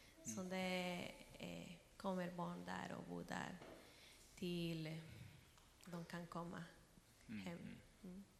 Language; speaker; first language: Swedish; non-native, learner; Spanish